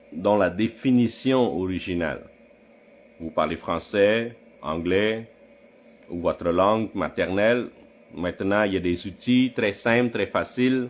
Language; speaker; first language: French; non-native, fluent; Khmer